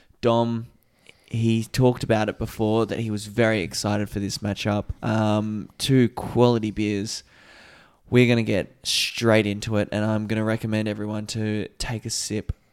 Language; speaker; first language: English; native; English